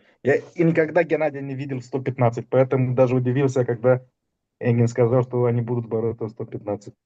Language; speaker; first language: Russian; non-native, fluent; Romanian